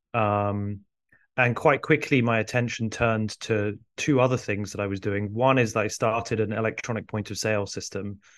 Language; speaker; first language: English; early bilingual, other home language; Arabic